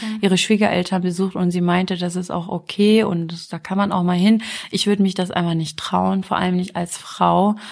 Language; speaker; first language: German; early bilingual, other home language; Arabic